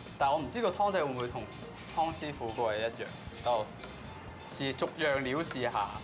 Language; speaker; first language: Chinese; non-native, local second language; Cantonese